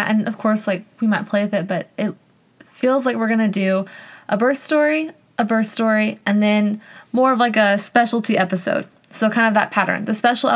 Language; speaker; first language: English; native; English